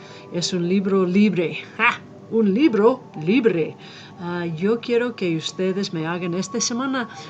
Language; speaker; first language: Spanish; non-native, fluent; English